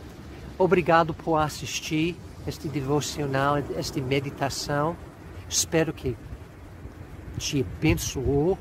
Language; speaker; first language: Portuguese; non-native, fluent; English